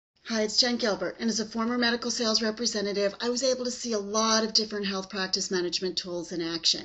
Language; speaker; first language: English; native; English